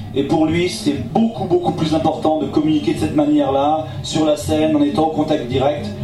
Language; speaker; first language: French; native; French